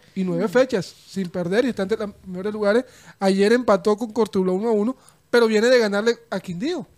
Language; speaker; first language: Spanish; native; Spanish